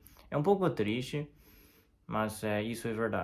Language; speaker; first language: Portuguese; non-native, learner; Chinese